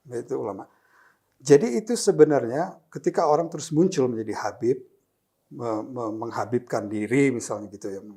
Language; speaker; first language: Indonesian; native; Indonesian